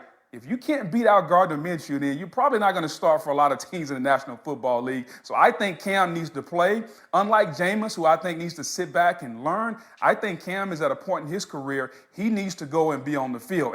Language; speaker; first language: English; native; English